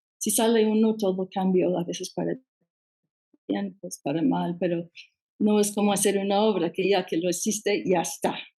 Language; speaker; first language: Spanish; non-native, fluent; English